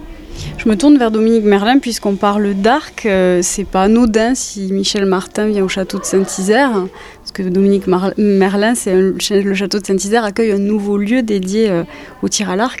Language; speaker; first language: French; native; French